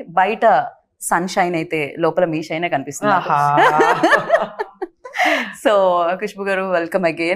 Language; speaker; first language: Telugu; native; Telugu